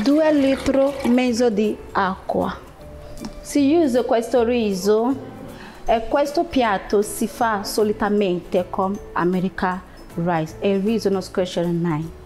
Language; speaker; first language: Italian; non-native, learner; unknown